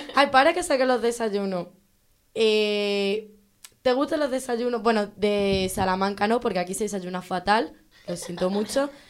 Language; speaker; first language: Spanish; native; Spanish